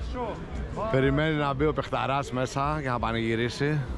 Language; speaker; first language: Greek; non-native, fluent; Turkish